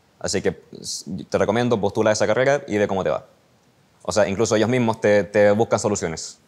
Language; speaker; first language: Spanish; native; Spanish